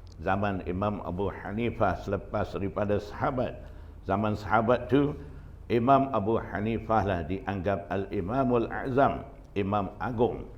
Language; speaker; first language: Malay; non-native, fluent; Burmese